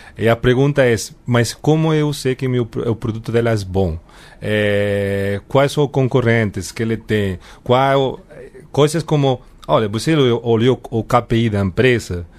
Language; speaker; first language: Portuguese; non-native, fluent; Spanish